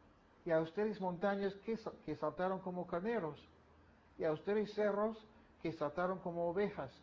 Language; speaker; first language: Spanish; non-native, fluent; English